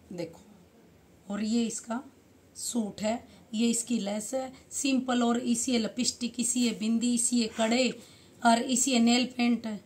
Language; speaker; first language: Hindi; native; Hindi